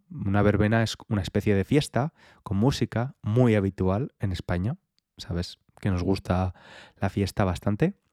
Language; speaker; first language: Spanish; native; Spanish